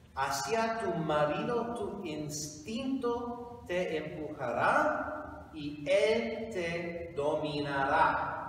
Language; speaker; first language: Spanish; non-native, fluent; English